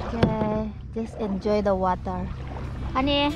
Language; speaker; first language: English; non-native, learner; Filipino